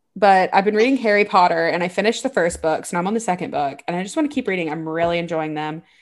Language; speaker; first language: English; native; English